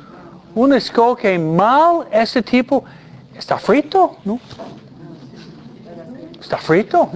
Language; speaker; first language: Spanish; non-native, fluent; English